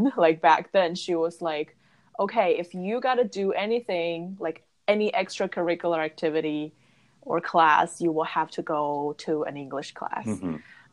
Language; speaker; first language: English; non-native, fluent; Chinese